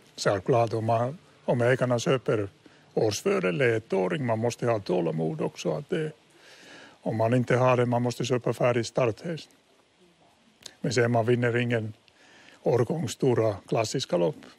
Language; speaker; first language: Swedish; non-native, fluent; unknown